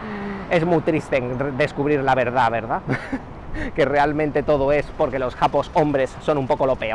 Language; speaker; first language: Spanish; native; Spanish